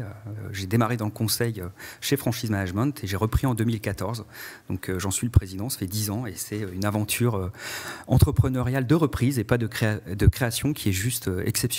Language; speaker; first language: French; native; French